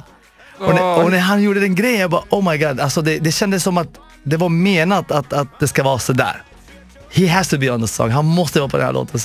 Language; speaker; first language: Swedish; non-native, fluent; Arabic